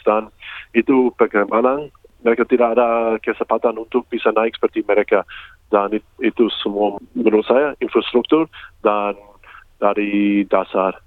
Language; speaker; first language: Indonesian; early bilingual, heritage; English